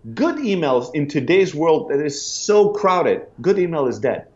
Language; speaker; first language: English; non-native, fluent; German